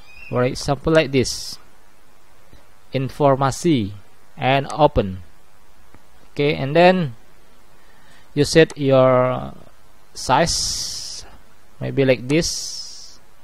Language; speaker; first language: English; non-native, learner; Indonesian